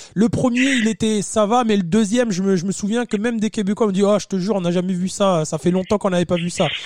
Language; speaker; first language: French; native; French